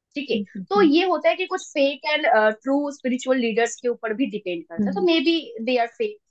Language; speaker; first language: Hindi; non-native, local second language; Bangla